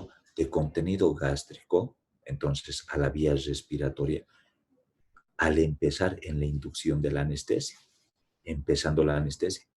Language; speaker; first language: Spanish; native; Spanish